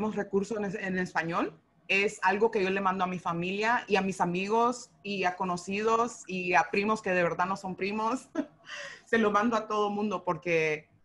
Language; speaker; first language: Spanish; early bilingual, heritage; Spanish